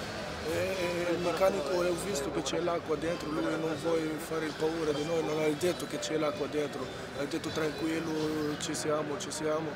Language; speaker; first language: Italian; non-native, learner; Arabic